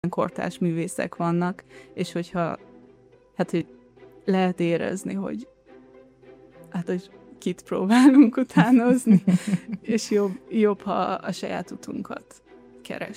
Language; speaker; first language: Hungarian; non-native, fluent; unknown